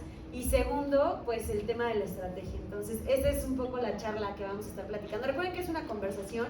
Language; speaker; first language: Spanish; native; Spanish